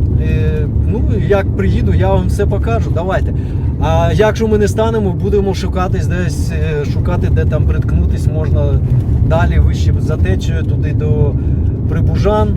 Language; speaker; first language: Ukrainian; native; Ukrainian